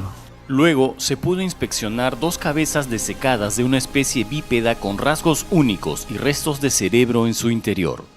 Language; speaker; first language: Spanish; native; Spanish